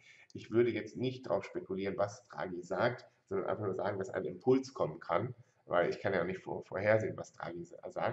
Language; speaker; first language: German; native; German